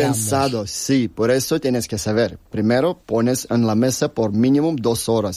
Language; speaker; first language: Spanish; non-native, learner; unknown